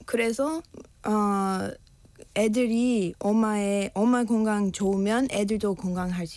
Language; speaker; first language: Korean; non-native, learner; English